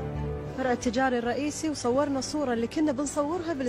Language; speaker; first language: Arabic; native; Arabic